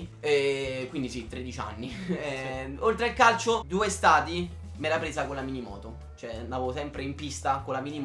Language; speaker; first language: Italian; native; Italian